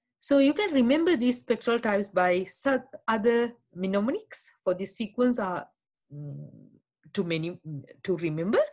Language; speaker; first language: English; non-native, local second language; Sinhala